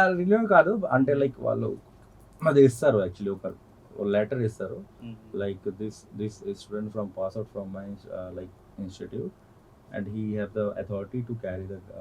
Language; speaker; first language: Telugu; non-native, local second language; Hindi